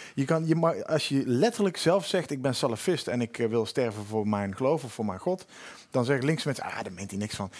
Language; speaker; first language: Dutch; native; Dutch